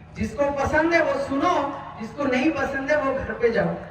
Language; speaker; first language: Hindi; non-native, local second language; Marathi